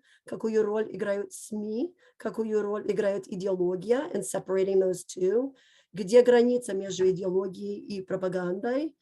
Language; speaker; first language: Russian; non-native, fluent; English